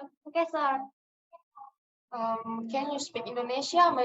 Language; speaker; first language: English; non-native, learner; Indonesian